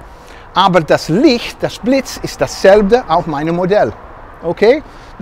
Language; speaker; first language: German; non-native, learner; Dutch